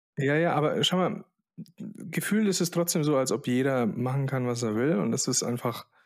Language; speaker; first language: German; early bilingual, other home language; Polish